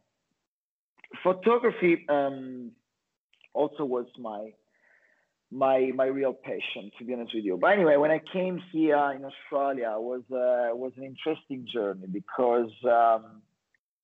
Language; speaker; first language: English; non-native, fluent; Italian